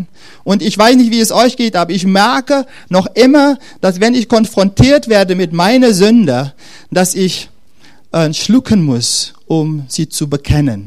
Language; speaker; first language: German; non-native, fluent; Dutch